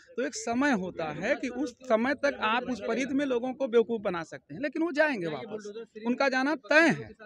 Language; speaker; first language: Hindi; native; Hindi